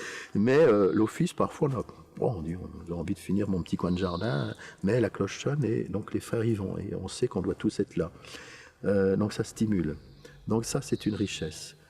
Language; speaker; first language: French; native; French